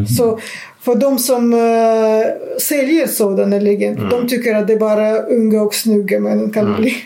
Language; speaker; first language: Swedish; non-native, fluent; Russian